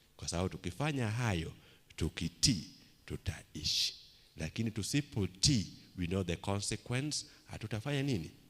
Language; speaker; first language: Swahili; non-native, local second language; Luo (Kenya and Tanzania)